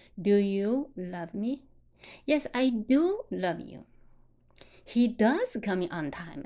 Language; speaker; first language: English; non-native, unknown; Chinese